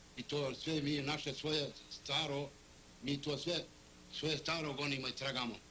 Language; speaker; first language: Bosnian; early bilingual, heritage; Bosnian